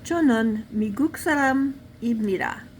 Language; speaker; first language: Korean; non-native, learner; English